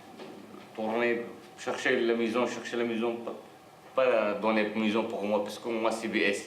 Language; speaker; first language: French; non-native, learner; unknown